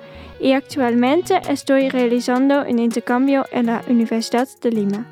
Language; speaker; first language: Spanish; non-native, fluent; Dutch